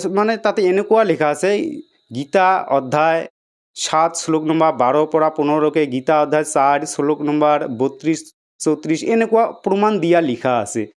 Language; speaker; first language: Assamese; native; Assamese